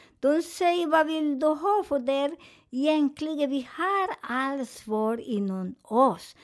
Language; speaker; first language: Swedish; non-native, fluent; Spanish